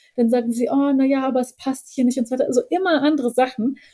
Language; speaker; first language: German; early bilingual, heritage; Bosnian